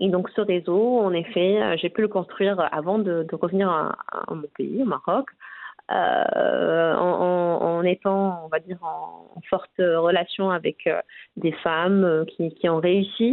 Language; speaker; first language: French; non-native, local second language; Arabic